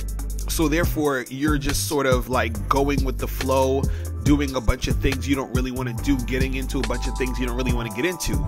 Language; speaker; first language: English; native; English